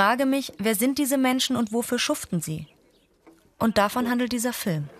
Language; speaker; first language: German; native; German